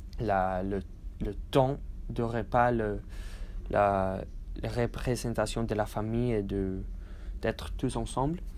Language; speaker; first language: French; non-native, learner; English